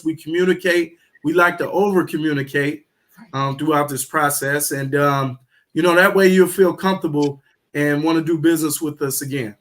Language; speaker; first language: English; native; English